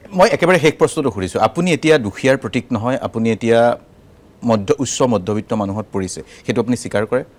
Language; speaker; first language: Assamese; native; Assamese